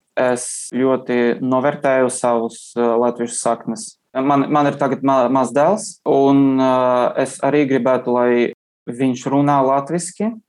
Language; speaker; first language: Latvian; non-native, learner; Russian